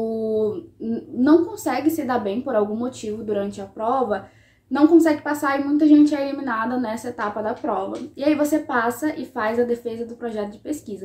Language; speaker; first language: Portuguese; native; Portuguese